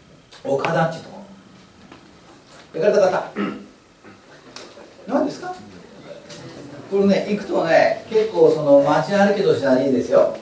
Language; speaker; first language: Japanese; native; Japanese